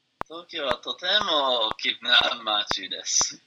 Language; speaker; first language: Japanese; non-native, learner; English